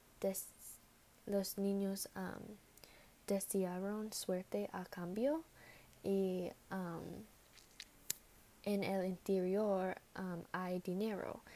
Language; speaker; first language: Spanish; non-native, learner; English